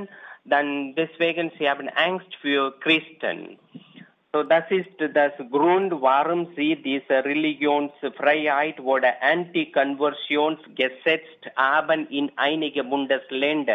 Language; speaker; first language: German; non-native, learner; Tamil